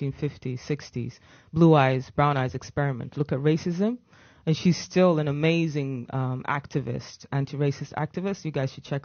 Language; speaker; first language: English; native; English